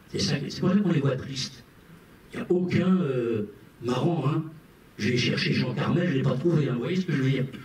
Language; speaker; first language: French; non-native, local second language; Arabic